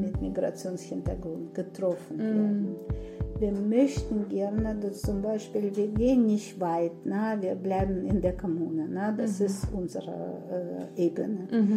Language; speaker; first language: German; non-native, fluent; Russian